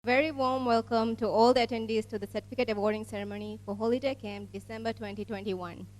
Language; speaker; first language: English; non-native, local second language; Divehi